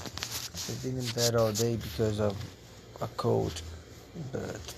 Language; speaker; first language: English; non-native, fluent; Portuguese